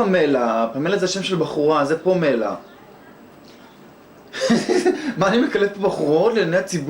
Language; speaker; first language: Hebrew; native; Hebrew